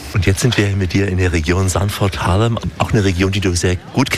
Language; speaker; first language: German; native; German